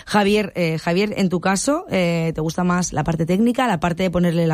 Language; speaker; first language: Spanish; native; Spanish